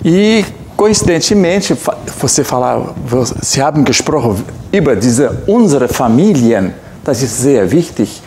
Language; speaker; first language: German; early bilingual, heritage; Portuguese